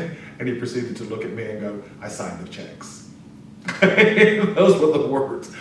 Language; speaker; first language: English; native; English